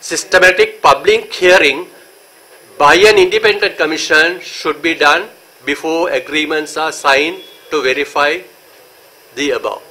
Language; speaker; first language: English; non-native, local second language; Sinhala